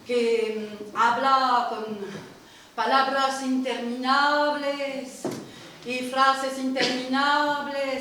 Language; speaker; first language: Spanish; non-native, learner; French